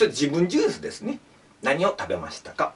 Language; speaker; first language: Japanese; native; Japanese